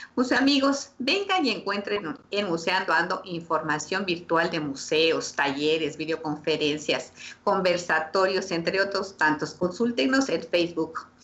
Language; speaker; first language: Spanish; native; Spanish